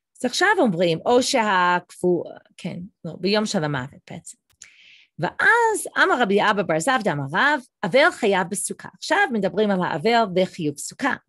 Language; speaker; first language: Hebrew; non-native, fluent; English